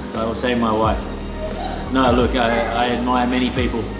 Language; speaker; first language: English; native; English